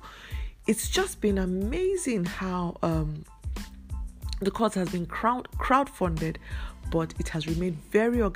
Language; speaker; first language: English; non-native, local second language; Yoruba